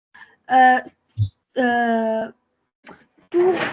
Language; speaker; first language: French; non-native, learner; Arabic